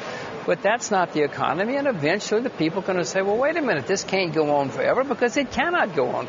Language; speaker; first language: English; native; English